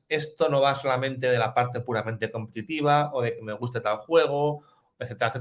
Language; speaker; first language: Spanish; native; Spanish